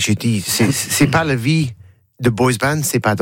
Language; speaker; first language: French; non-native, learner; English